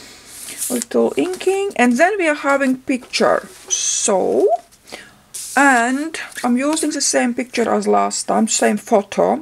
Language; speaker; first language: English; non-native, fluent; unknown